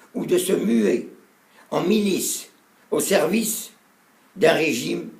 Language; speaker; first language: French; non-native, local second language; Arabic